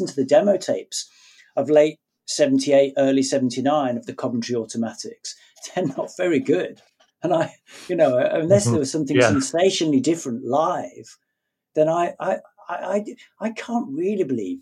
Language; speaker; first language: English; native; English